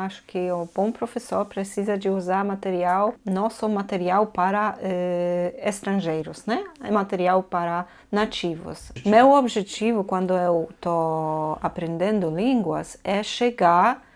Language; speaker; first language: Portuguese; non-native, fluent; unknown